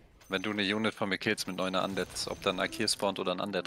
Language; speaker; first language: German; native; German